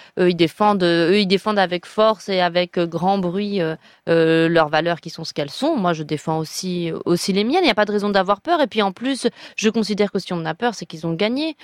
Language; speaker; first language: French; native; French